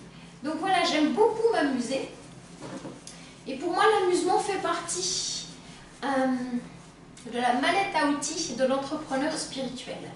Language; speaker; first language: French; native; French